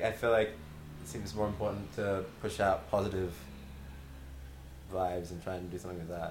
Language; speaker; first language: English; native; English